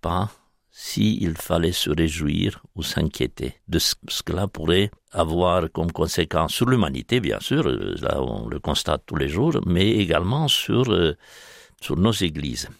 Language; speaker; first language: French; non-native, fluent; Romanian